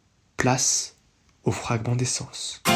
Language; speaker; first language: French; native; French